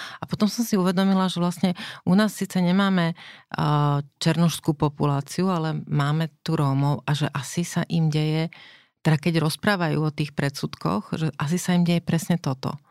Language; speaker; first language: Slovak; native; Slovak